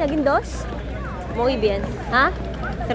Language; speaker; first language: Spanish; non-native, learner; Filipino